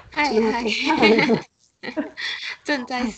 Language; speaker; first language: Japanese; non-native, learner; Chinese